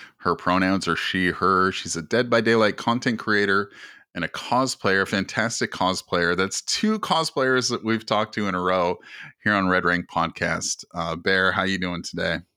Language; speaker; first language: English; native; English